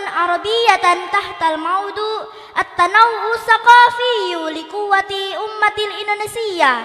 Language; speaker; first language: Arabic; non-native, learner; Indonesian